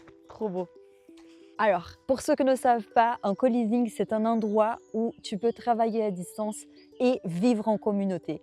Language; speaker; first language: French; non-native, fluent; Portuguese